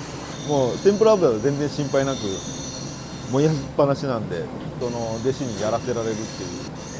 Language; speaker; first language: Japanese; native; Japanese